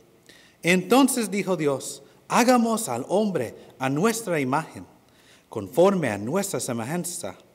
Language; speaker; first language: Spanish; non-native, fluent; English